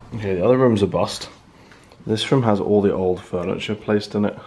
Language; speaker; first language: English; native; English